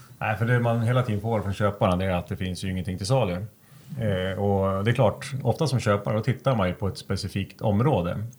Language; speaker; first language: Swedish; native; Swedish